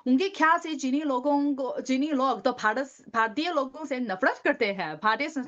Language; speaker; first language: Hindi; non-native, learner; Chinese